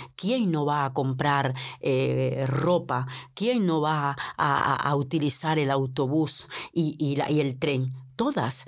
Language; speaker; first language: Spanish; native; Spanish